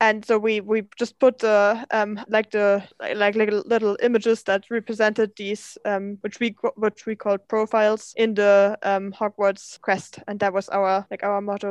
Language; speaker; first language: English; non-native, fluent; German